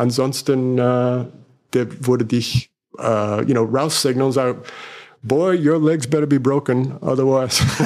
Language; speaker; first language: German; non-native, fluent; English